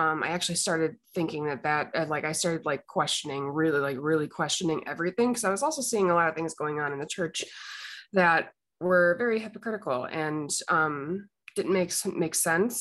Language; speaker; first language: English; native; English